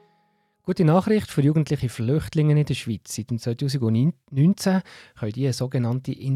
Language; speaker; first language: German; native; German